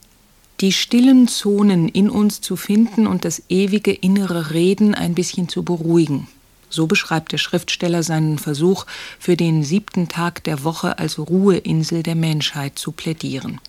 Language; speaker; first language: German; native; German